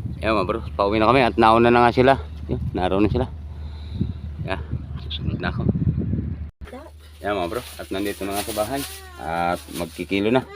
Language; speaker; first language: Filipino; native; Filipino